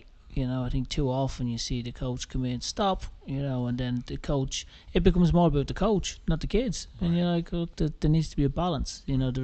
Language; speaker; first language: English; native; English